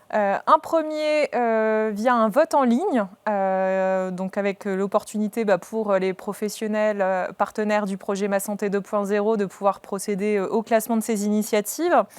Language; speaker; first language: French; native; French